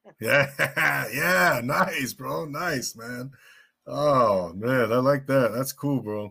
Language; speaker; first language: English; early bilingual, other home language; Spanish